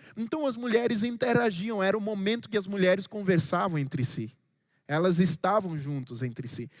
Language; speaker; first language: Portuguese; non-native, local second language; Kabuverdianu